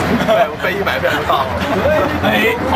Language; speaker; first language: Chinese; native; Chinese